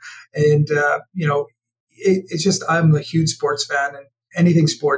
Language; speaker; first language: English; native; English